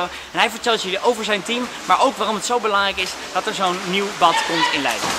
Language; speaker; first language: Dutch; native; Dutch